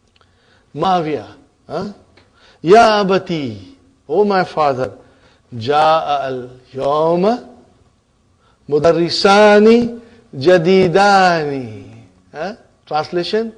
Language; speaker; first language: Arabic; non-native, fluent; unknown